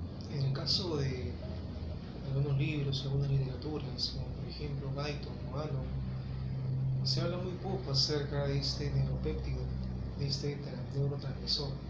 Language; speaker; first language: Spanish; native; Spanish